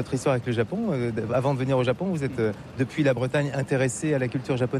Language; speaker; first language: French; native; French